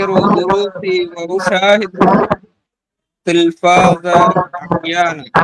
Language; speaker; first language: Arabic; non-native, learner; Bangla